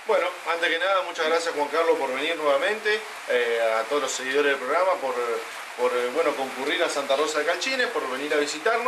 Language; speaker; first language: Spanish; native; Spanish